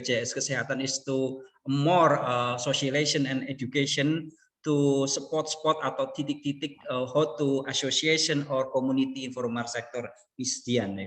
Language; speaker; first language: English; non-native, learner; Indonesian